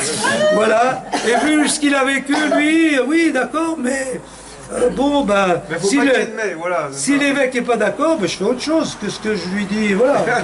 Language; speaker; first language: French; native; French